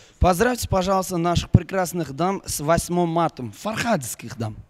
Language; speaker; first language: Russian; non-native, local second language; Uzbek